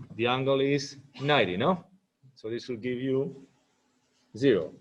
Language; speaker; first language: English; non-native, fluent; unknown